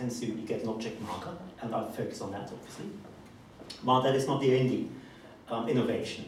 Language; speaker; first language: English; non-native, fluent; German